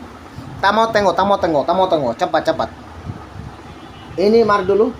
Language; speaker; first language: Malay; non-native, learner; Bangla